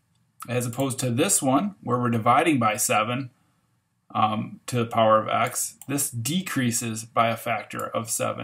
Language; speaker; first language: English; native; English